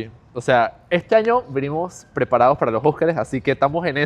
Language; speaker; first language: Spanish; native; Spanish